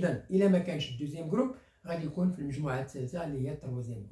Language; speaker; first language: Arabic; native; Arabic